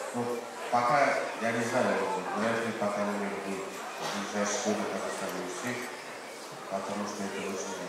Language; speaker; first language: Russian; non-native, local second language; Kazakh